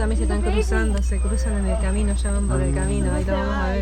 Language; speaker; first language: Spanish; native; Spanish